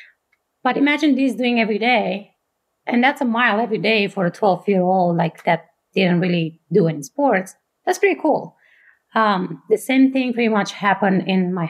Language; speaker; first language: English; non-native, fluent; Romanian